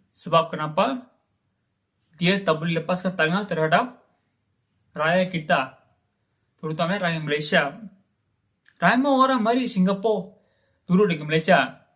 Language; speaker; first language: Malay; non-native, local second language; Tamil